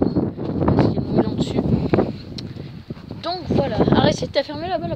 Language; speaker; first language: French; native; French